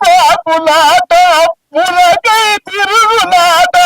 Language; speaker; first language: Telugu; native; Telugu